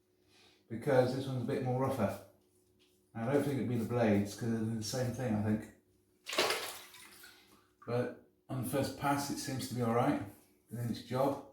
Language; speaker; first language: English; native; English